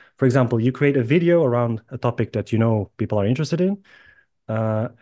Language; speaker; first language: English; non-native, fluent; Portuguese